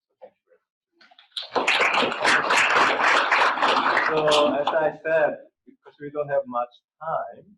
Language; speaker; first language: English; non-native, fluent; Korean